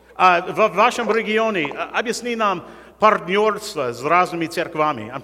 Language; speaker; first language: Russian; non-native, fluent; English